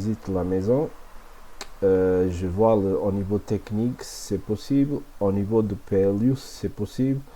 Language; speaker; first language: French; non-native, fluent; Portuguese